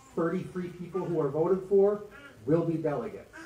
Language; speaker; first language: English; native; English